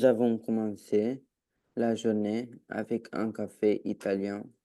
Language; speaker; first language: French; non-native, learner; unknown